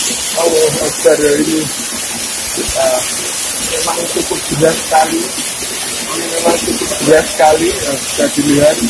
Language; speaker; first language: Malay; non-native, local second language; Javanese